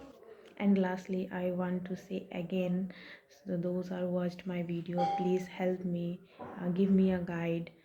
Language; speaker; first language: English; non-native, learner; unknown